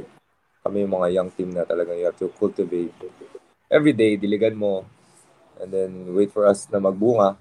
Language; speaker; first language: Filipino; non-native, local second language; Pampanga